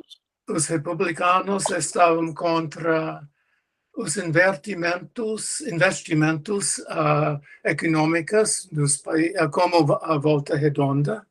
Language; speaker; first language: Portuguese; non-native, learner; English